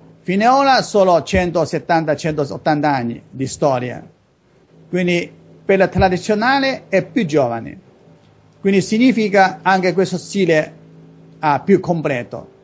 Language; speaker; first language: Italian; non-native, learner; Chinese